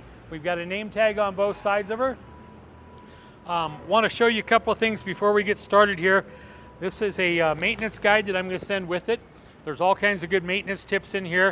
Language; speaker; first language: English; native; English